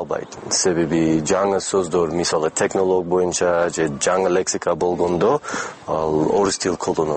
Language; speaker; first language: Kyrgyz; non-native, learner; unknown